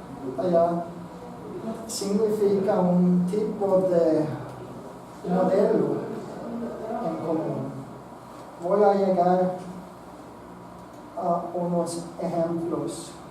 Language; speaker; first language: Spanish; non-native, fluent; Swedish